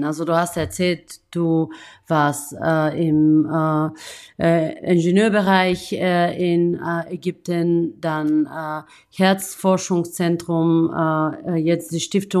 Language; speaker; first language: German; non-native, fluent; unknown